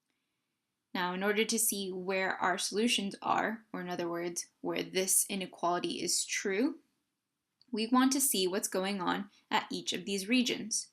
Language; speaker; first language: English; native; English